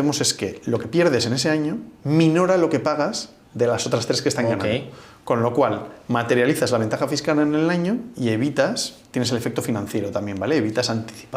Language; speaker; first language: Spanish; native; Spanish